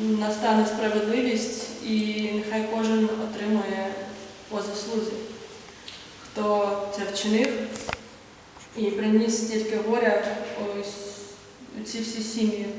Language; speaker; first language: Ukrainian; native; Ukrainian